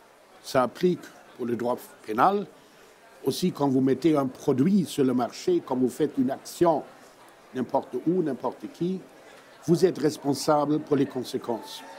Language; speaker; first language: French; non-native, fluent; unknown